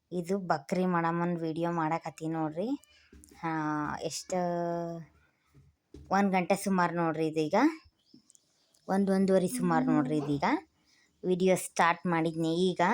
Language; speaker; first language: Kannada; native; Kannada